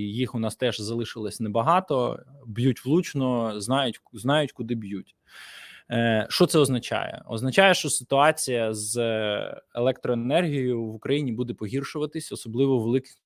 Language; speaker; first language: Ukrainian; native; Ukrainian